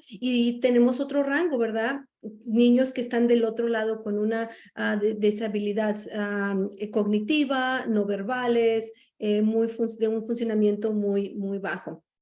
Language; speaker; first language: Spanish; native; Spanish